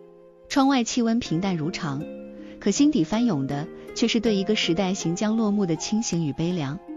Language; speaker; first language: Chinese; native; Chinese